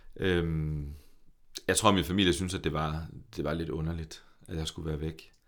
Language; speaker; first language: Danish; native; Danish